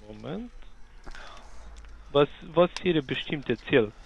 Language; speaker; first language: German; non-native, learner; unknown